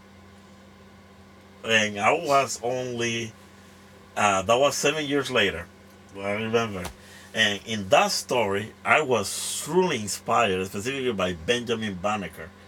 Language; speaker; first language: English; non-native, fluent; Spanish